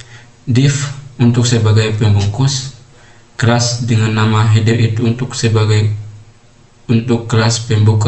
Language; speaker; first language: Indonesian; native; Indonesian